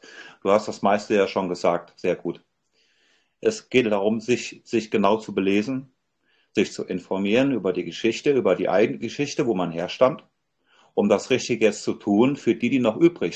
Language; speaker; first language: German; native; German